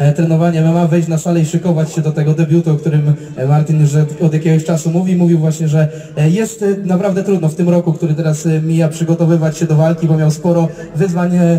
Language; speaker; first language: Polish; native; Polish